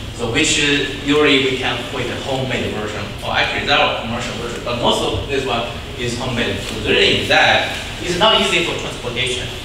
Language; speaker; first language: English; non-native, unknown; Chinese